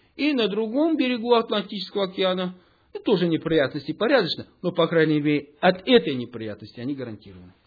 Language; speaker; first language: Russian; early bilingual, heritage; Russian